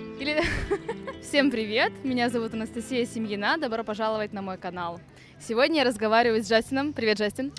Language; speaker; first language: Russian; native; Russian